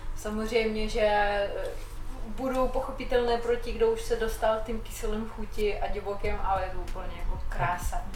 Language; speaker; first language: Czech; non-native, fluent; Russian